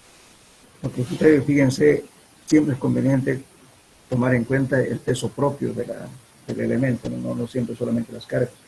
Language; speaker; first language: Spanish; native; Spanish